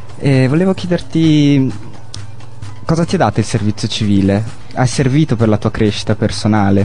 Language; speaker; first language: Italian; early bilingual, other home language; Japanese